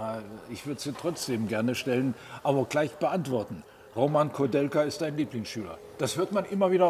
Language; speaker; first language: German; native; German